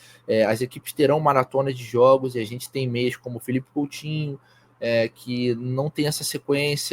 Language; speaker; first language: Portuguese; native; Portuguese